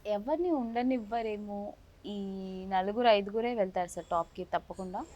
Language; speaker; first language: Telugu; native; Telugu